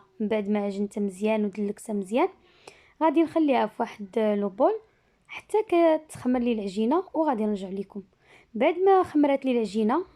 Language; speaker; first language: Arabic; native; Arabic